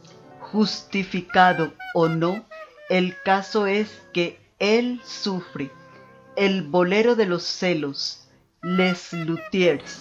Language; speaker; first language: Spanish; native; Spanish